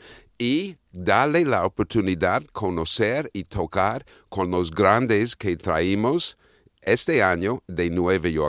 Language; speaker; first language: Spanish; non-native, fluent; English